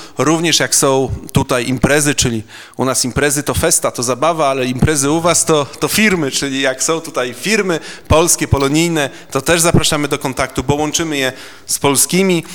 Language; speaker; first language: Polish; native; Polish